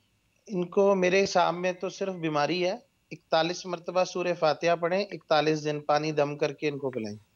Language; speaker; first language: Urdu; native; Urdu